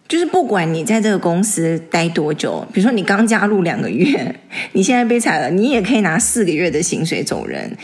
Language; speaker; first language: Chinese; native; Chinese